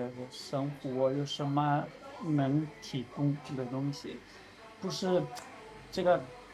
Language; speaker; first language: Chinese; non-native, learner; Spanish